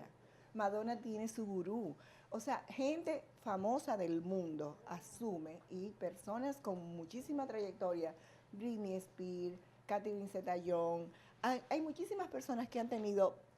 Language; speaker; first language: Spanish; native; Spanish